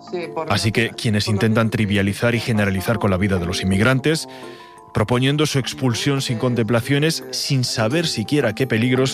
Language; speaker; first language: Spanish; native; Spanish